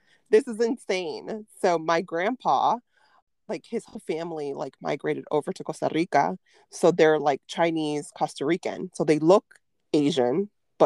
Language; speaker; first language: English; early bilingual, other home language; Spanish